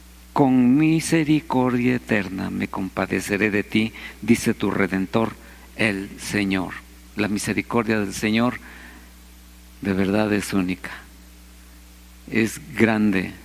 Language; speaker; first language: Spanish; native; Spanish